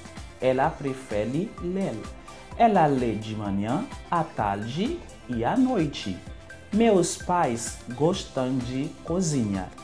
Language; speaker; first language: Portuguese; non-native, fluent; Haitian Creole